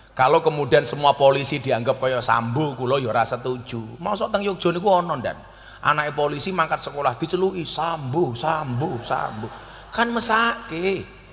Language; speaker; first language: Indonesian; native; Indonesian